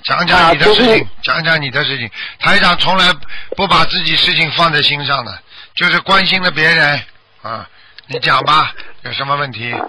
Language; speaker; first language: Chinese; native; Chinese